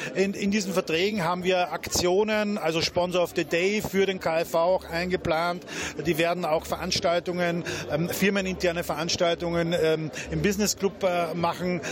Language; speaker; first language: German; native; German